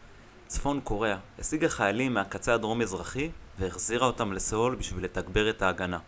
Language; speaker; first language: Hebrew; native; Hebrew